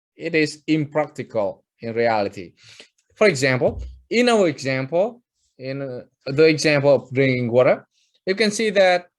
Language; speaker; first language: English; non-native, fluent; Vietnamese